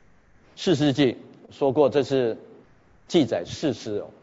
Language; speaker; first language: Chinese; native; Chinese